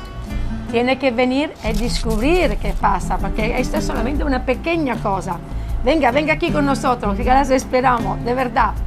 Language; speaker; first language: Spanish; non-native, fluent; Italian